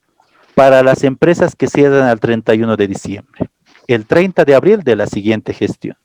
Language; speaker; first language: Spanish; native; Spanish